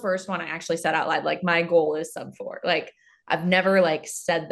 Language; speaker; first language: English; native; English